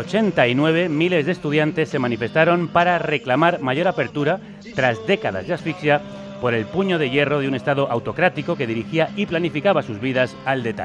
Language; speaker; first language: Spanish; native; Spanish